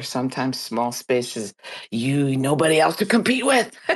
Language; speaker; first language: English; early bilingual, other home language; Persian